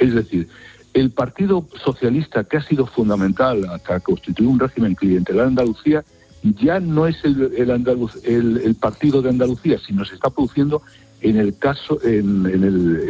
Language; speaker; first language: Spanish; native; Spanish